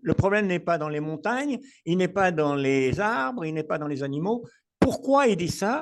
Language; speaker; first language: French; native; French